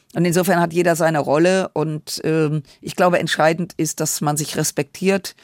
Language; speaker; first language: German; native; German